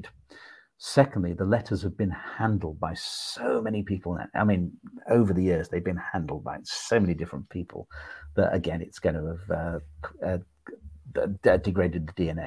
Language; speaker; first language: English; native; English